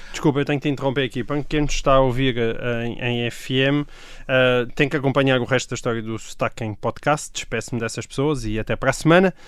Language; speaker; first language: Portuguese; native; Portuguese